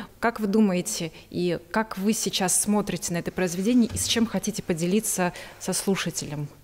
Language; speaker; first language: Russian; native; Russian